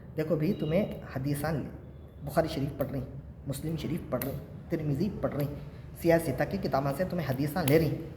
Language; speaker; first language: Urdu; native; Urdu